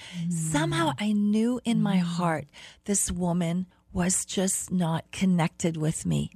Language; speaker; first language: English; early bilingual, other home language; German